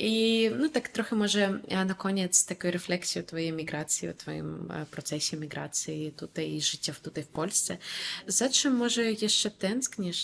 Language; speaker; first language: Polish; non-native, fluent; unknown